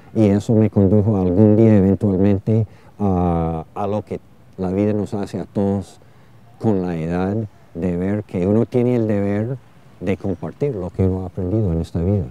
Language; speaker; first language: Spanish; non-native, fluent; English